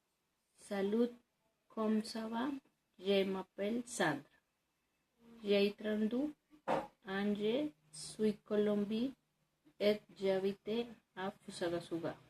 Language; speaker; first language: French; non-native, learner; Spanish